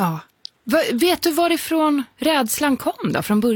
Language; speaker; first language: Swedish; native; Swedish